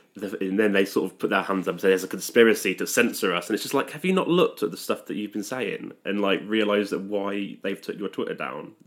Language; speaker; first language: English; native; English